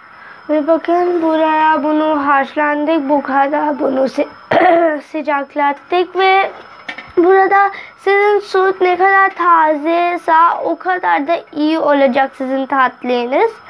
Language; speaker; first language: Turkish; non-native, learner; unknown